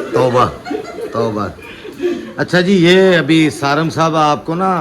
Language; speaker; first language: Urdu; non-native, local second language; Punjabi